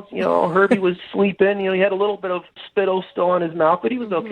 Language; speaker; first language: English; native; English